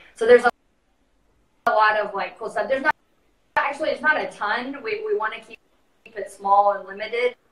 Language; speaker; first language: English; native; English